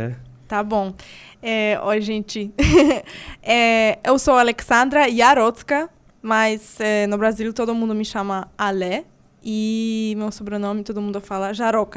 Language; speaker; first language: Portuguese; non-native, fluent; Polish